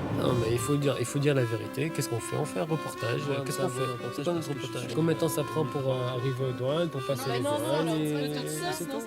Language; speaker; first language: French; native; French